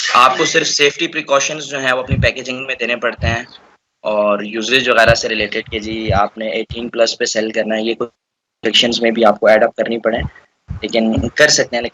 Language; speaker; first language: Urdu; native; Urdu